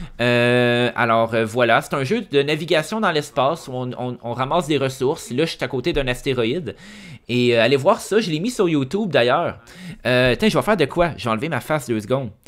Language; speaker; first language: French; native; French